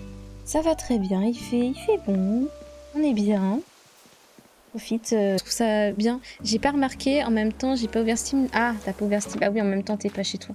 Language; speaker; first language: French; native; French